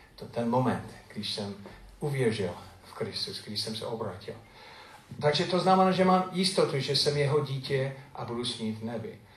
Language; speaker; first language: Czech; non-native, fluent; English